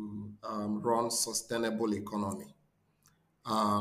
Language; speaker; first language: English; non-native, local second language; Igbo